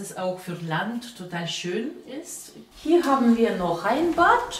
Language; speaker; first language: German; non-native, fluent; Russian